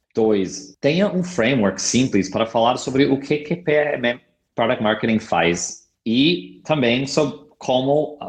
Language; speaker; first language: Portuguese; non-native, fluent; English